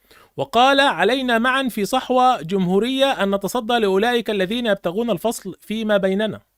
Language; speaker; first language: Arabic; native; Arabic